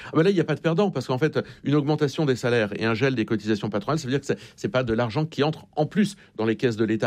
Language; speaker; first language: French; native; French